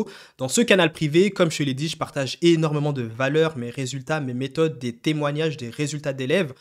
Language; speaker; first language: French; native; French